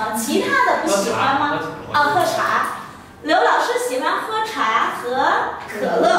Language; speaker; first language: Chinese; non-native, fluent; Vietnamese